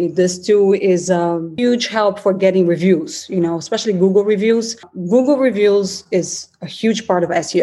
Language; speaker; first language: English; non-native, fluent; Portuguese